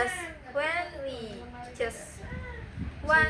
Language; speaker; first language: English; non-native, learner; Indonesian